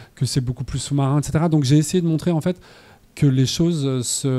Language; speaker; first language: French; native; French